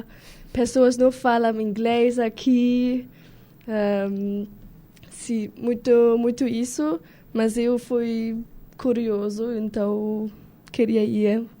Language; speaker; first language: Portuguese; non-native, learner; German